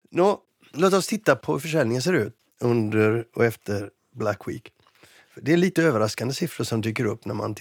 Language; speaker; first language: Swedish; native; Swedish